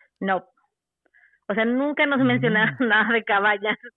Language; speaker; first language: Spanish; native; Spanish